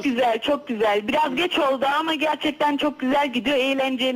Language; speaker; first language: Turkish; early bilingual, heritage; Turkish